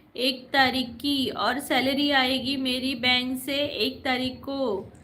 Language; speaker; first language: Hindi; non-native, local second language; Marathi